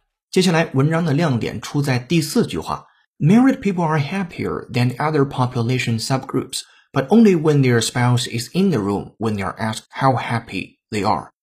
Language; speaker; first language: English; non-native, fluent; Chinese